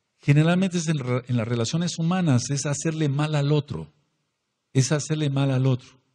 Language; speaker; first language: Spanish; native; Spanish